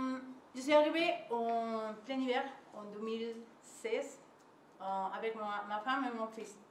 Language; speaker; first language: French; non-native, learner; Spanish